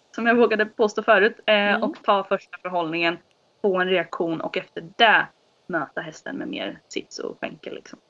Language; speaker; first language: Swedish; native; Swedish